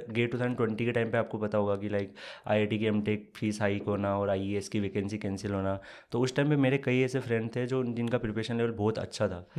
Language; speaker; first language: Hindi; native; Hindi